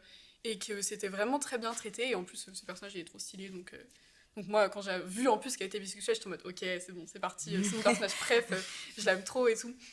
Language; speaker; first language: French; native; French